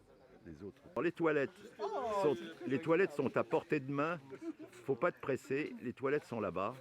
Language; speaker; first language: French; native; French